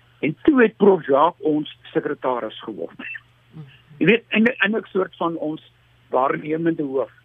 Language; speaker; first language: Afrikaans; native; Afrikaans